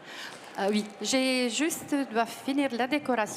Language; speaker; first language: French; non-native, learner; Italian